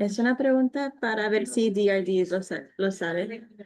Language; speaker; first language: Spanish; early bilingual, other home language; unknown